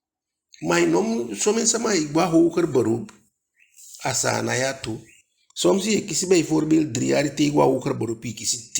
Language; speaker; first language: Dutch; non-native, local second language; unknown